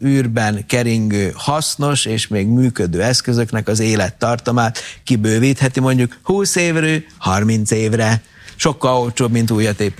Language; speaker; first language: Hungarian; native; Hungarian